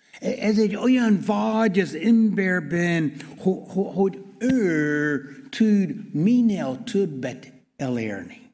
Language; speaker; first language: Hungarian; non-native, learner; English